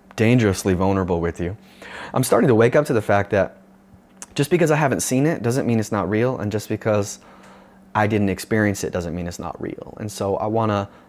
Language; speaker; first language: English; native; English